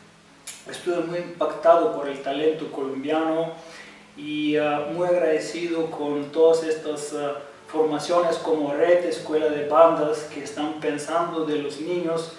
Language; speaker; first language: Spanish; non-native, fluent; Bulgarian